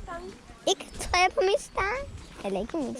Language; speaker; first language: Danish; early bilingual, other home language; Bangla